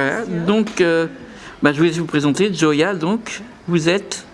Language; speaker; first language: French; native; French